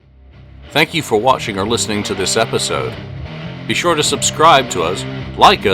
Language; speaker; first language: English; native; English